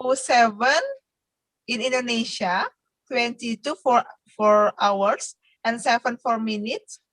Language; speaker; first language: English; non-native, learner; Indonesian